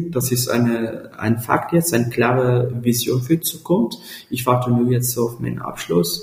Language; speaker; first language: German; non-native, fluent; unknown